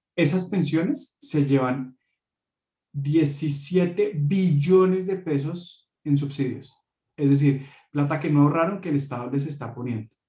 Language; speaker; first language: Spanish; native; Spanish